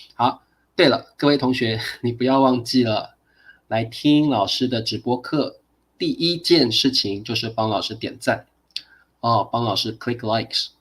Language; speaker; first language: Chinese; native; Chinese